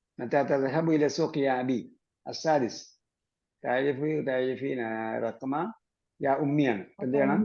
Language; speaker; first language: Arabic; non-native, fluent; Malayalam